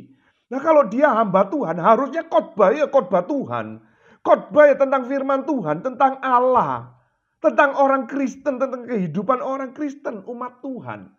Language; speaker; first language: Indonesian; native; Indonesian